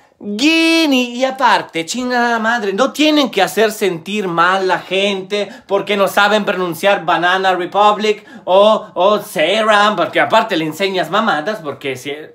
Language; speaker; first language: Spanish; non-native, fluent; Italian